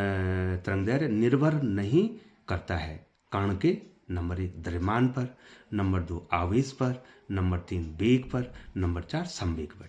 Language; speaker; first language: Hindi; native; Hindi